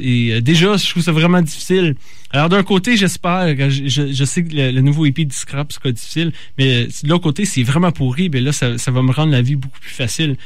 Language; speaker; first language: French; native; French